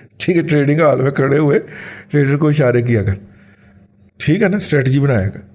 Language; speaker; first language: Urdu; non-native, local second language; Punjabi